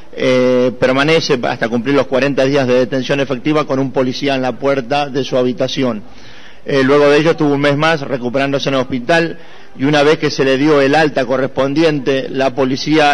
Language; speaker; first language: Spanish; native; Spanish